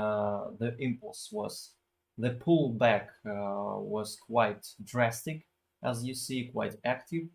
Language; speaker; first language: English; non-native, fluent; Russian